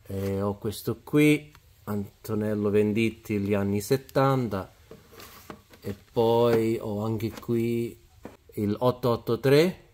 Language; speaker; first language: Italian; early bilingual, heritage; Italian